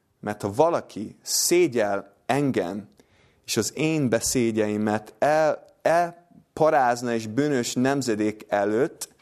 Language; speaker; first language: Hungarian; non-native, fluent; English